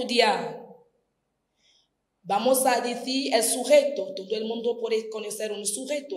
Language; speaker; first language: Spanish; non-native, fluent; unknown